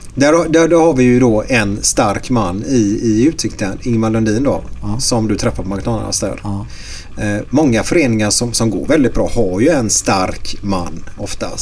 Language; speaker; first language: Swedish; native; Swedish